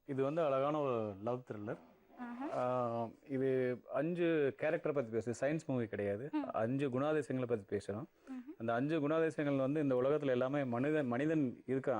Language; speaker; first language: Tamil; native; Tamil